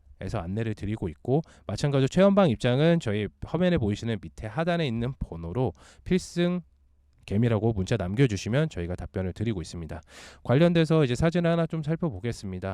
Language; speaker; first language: Korean; native; Korean